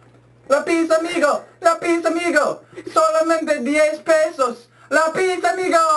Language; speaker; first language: Spanish; non-native, learner; English